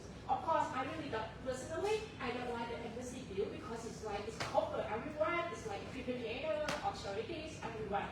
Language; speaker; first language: English; non-native, fluent; Thai